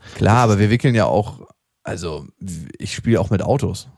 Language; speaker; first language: German; native; German